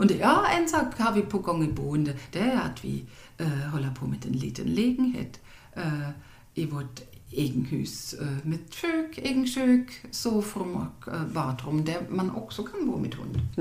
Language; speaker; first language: Swedish; non-native, fluent; German